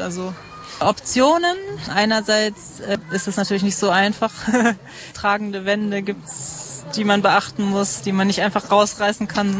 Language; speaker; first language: German; native; German